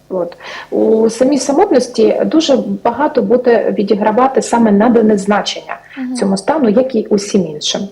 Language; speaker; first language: Ukrainian; native; Ukrainian